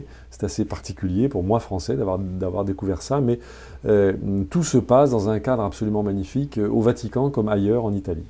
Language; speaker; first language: French; native; French